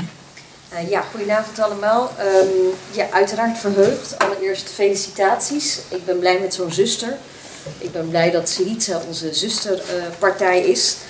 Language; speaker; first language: Dutch; native; Dutch